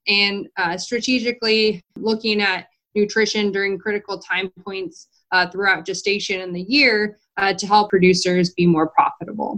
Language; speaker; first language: English; native; English